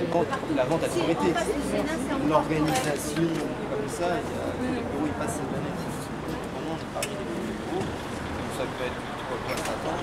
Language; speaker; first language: French; native; French